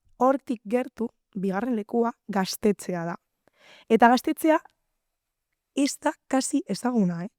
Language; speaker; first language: Basque; non-native, local second language; Spanish